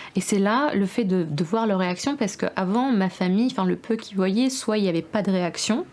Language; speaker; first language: French; early bilingual, other home language; Russian